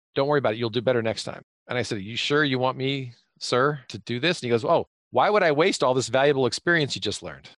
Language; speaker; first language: English; native; English